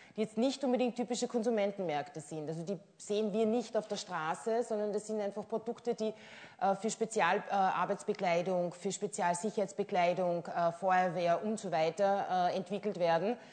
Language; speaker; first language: German; native; German